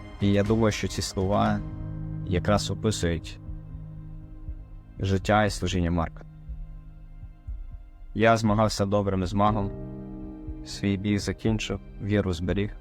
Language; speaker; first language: Ukrainian; native; Ukrainian